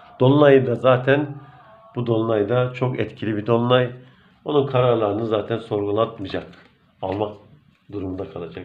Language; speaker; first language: Turkish; native; Turkish